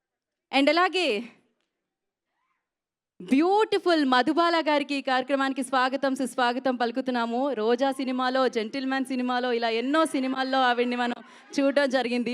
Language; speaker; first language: Telugu; native; Telugu